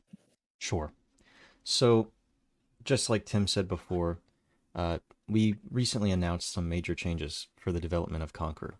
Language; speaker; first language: English; native; English